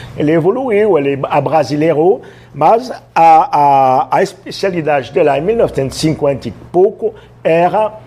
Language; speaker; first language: Portuguese; non-native, fluent; French